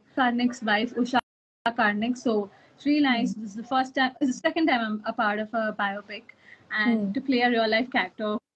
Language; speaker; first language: English; non-native, local second language; Kannada